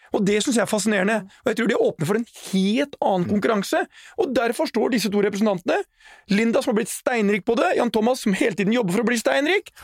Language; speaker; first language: Norwegian; native; Norwegian